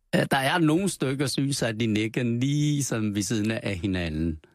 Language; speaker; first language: Danish; non-native, fluent; Chinese